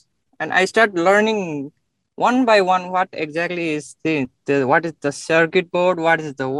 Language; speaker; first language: English; non-native, local second language; Nepali